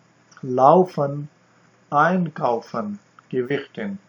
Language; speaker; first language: German; non-native, fluent; Urdu